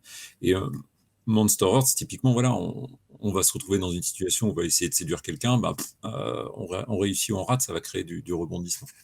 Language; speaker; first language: French; native; French